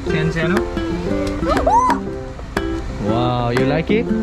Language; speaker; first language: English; non-native, fluent; Nepali